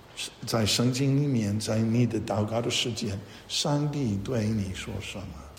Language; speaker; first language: Chinese; non-native, fluent; English